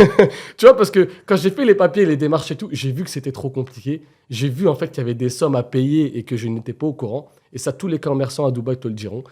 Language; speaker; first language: French; native; French